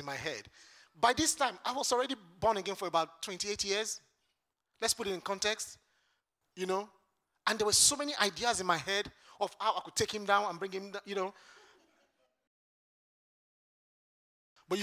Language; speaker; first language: English; non-native, local second language; Yoruba